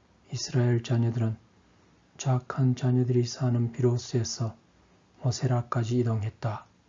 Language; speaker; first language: Korean; native; Korean